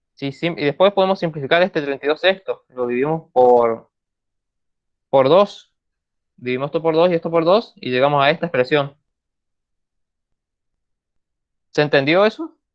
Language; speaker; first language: Spanish; native; Spanish